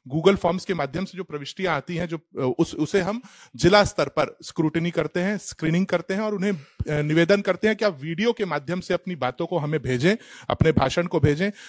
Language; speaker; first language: Hindi; native; Hindi